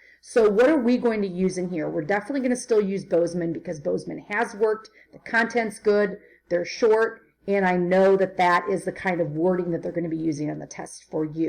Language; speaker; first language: English; native; English